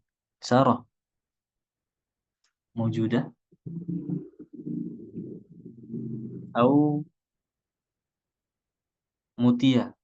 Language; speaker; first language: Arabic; non-native, fluent; Indonesian